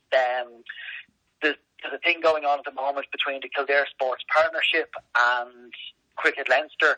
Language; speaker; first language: English; native; English